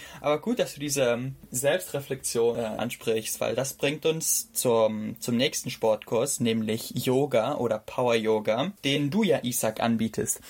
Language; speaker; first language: German; native; German